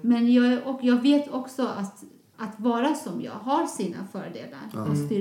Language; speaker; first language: Swedish; non-native, fluent; Persian